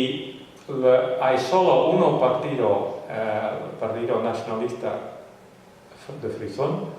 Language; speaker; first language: Spanish; non-native, fluent; Western Frisian